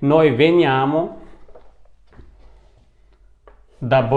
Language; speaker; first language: Italian; non-native, fluent; Urdu